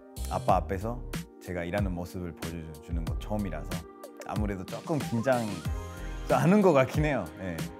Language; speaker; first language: Korean; non-native, fluent; Spanish